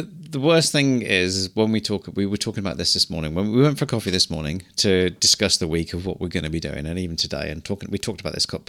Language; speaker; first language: English; native; English